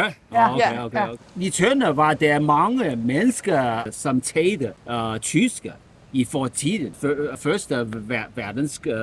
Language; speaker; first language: Danish; non-native, learner; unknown